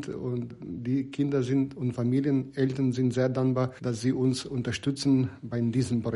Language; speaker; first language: German; non-native, fluent; Ukrainian